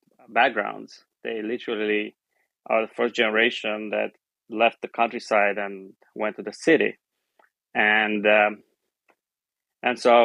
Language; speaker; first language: English; non-native, fluent; Romanian